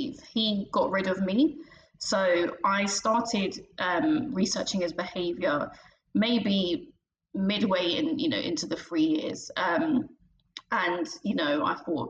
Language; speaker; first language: English; native; English